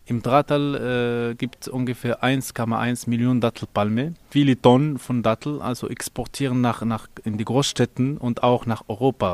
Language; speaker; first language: German; non-native, learner; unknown